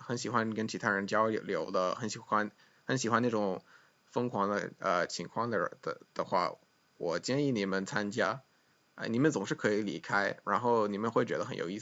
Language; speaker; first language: Chinese; non-native, fluent; English